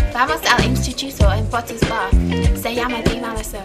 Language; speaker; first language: Spanish; non-native, learner; English